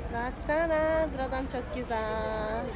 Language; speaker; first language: Turkish; non-native, learner; Japanese